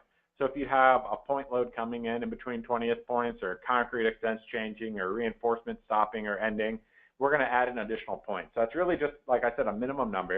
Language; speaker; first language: English; native; English